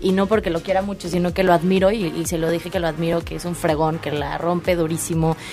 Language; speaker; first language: Spanish; native; Spanish